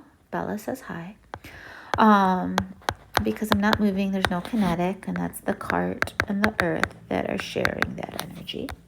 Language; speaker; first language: English; native; English